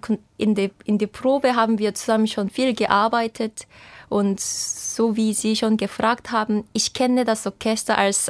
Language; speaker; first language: German; non-native, fluent; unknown